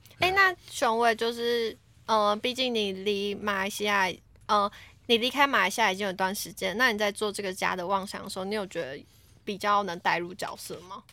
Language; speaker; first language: Chinese; native; Chinese